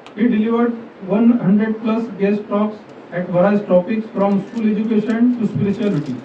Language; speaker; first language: English; non-native, local second language; Marathi